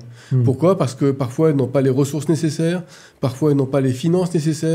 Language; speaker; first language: French; native; French